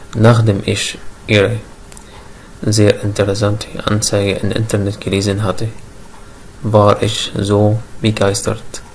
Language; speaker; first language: German; non-native, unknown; Arabic